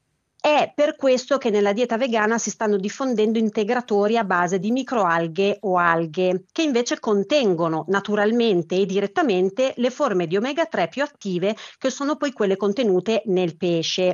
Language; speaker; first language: Italian; native; Italian